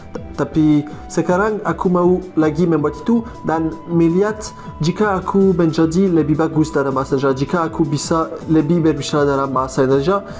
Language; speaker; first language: Indonesian; non-native, learner; French